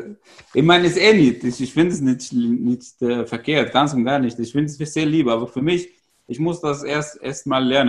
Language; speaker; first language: German; non-native, fluent; Arabic